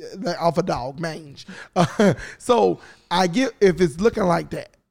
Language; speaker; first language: English; native; English